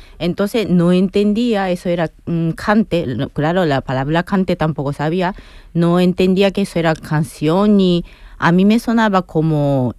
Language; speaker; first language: Spanish; non-native, fluent; Japanese